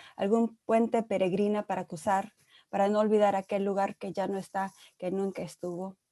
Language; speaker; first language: Spanish; early bilingual, other home language; English